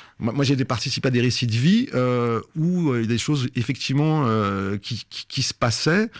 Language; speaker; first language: French; native; French